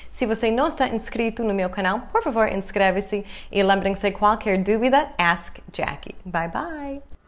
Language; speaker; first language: Portuguese; non-native, fluent; English